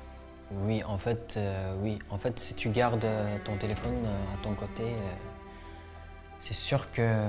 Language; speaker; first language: French; non-native, fluent; Uyghur